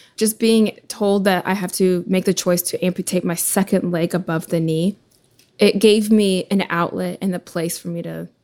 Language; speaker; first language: English; early bilingual, other home language; Russian